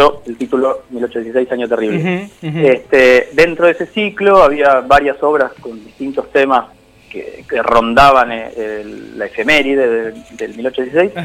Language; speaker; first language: Spanish; native; Spanish